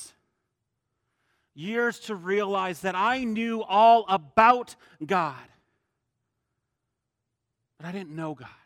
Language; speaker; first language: English; native; English